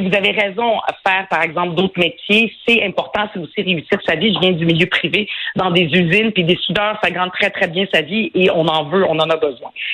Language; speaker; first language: French; early bilingual, other home language; Arabic